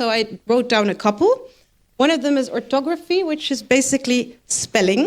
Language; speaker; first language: English; non-native, fluent; Dutch